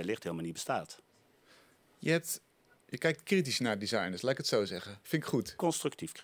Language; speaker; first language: Dutch; native; Dutch